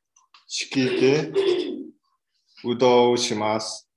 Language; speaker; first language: Japanese; non-native, learner; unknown